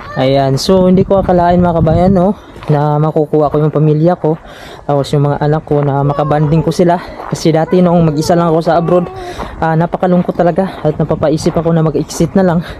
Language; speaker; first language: Filipino; non-native, local second language; Cebuano